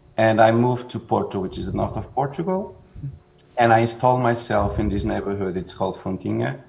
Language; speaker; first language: English; non-native, fluent; Portuguese